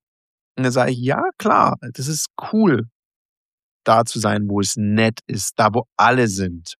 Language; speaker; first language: German; native; German